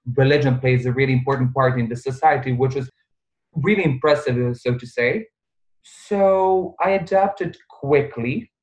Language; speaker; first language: English; non-native, fluent; Bosnian